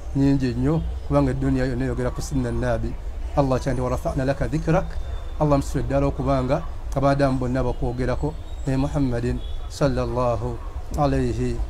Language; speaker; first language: English; non-native, local second language; Ganda